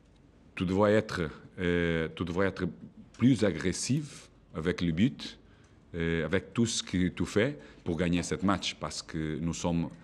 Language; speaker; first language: French; non-native, fluent; Portuguese